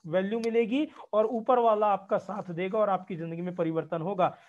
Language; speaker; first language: Hindi; native; Hindi